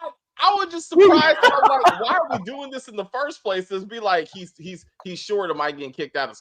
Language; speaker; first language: English; native; English